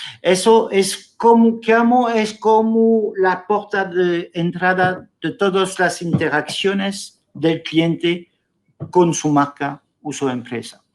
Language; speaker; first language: Spanish; non-native, fluent; French